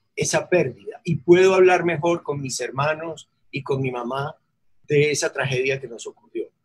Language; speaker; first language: Spanish; native; Spanish